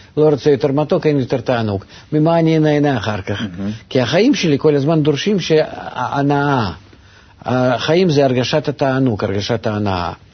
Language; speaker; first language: Hebrew; non-native, fluent; Russian